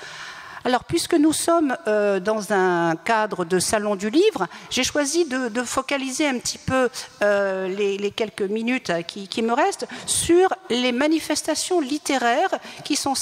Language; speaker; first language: French; native; French